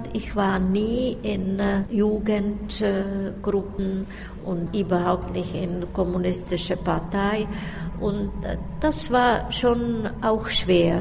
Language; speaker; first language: German; non-native, fluent; Czech